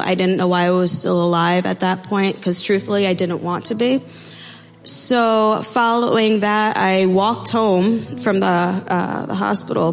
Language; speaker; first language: English; native; English